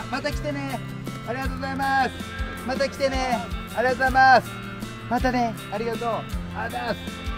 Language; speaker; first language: Japanese; native; Japanese